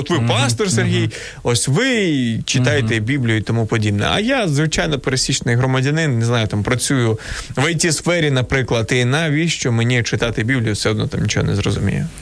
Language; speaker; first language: Ukrainian; native; Ukrainian